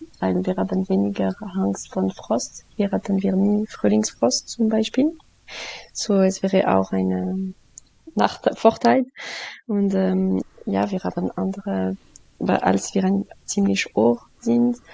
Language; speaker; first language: German; non-native, local second language; French